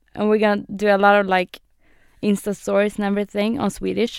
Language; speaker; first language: English; non-native, fluent; Swedish